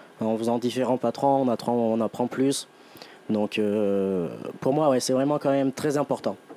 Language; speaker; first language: French; native; French